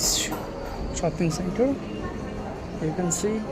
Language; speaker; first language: English; non-native, learner; Nepali